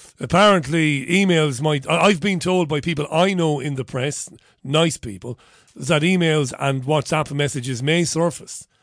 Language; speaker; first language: English; native; English